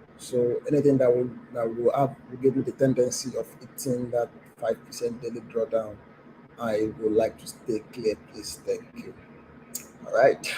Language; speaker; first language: English; non-native, local second language; Yoruba